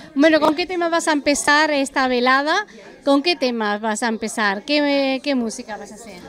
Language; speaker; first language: Spanish; native; Spanish